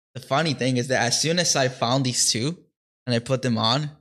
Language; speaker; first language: English; early bilingual, other home language; Spanish